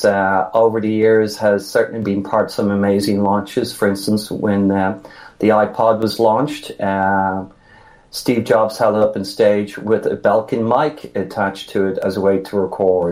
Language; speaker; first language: English; native; English